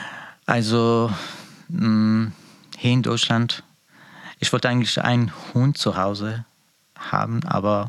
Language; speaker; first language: German; non-native, learner; Persian